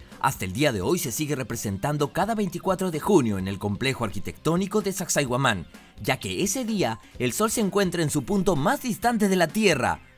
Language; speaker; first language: Spanish; native; Spanish